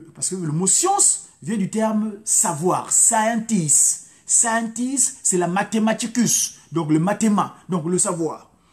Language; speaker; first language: French; non-native, local second language; Lingala